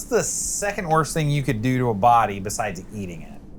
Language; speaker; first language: English; native; English